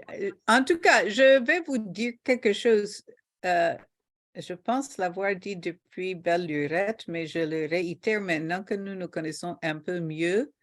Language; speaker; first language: French; non-native, local second language; Haitian Creole